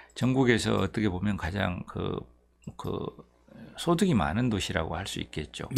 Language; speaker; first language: Korean; native; Korean